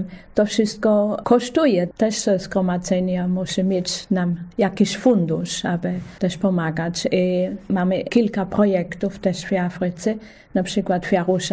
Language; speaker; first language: Polish; non-native, fluent; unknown